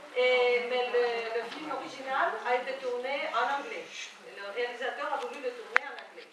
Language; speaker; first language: French; non-native, fluent; Spanish